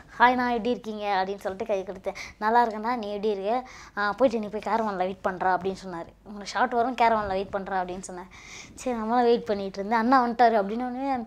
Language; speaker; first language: Tamil; native; Tamil